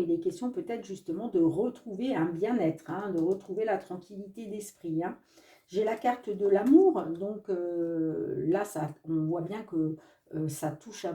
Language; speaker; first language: French; native; French